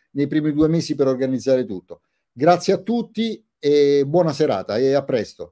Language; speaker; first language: Italian; native; Italian